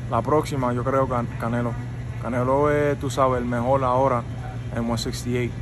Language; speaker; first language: Spanish; early bilingual, heritage; Spanish